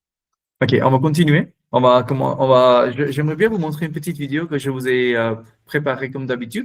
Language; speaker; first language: French; non-native, fluent; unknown